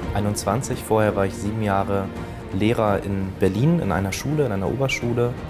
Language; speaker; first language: German; early bilingual, other home language; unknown